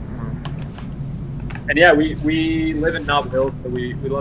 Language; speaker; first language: English; early bilingual, other home language; Spanish